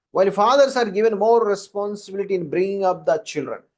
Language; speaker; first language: English; non-native, local second language; Telugu